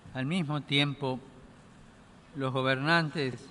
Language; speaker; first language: Spanish; native; Spanish